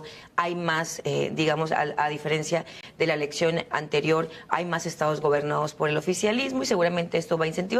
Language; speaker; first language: Spanish; native; Spanish